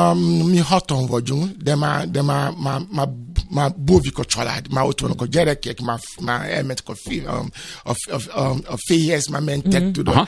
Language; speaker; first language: Hungarian; non-native, fluent; Yoruba